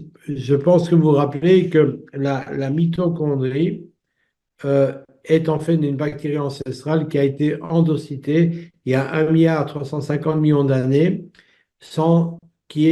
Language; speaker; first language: French; native; French